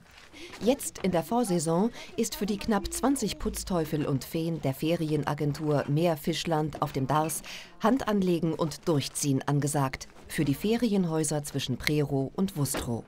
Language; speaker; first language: German; native; German